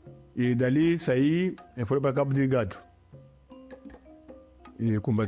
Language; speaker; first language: Portuguese; non-native, local second language; Yao